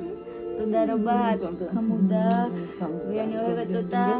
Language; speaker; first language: Hebrew; non-native, learner; Gujarati